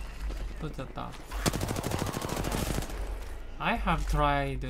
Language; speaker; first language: English; non-native, learner; Japanese